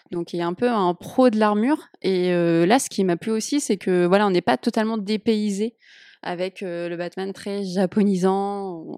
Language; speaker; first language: French; native; French